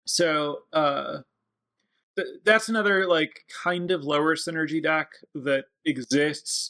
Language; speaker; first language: English; native; English